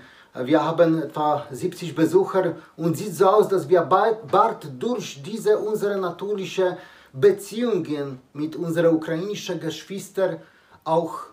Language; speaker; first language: German; non-native, learner; Polish